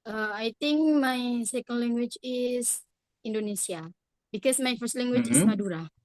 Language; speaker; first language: English; non-native, learner; Madurese